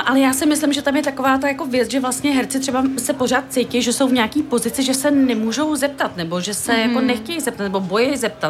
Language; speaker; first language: Czech; native; Czech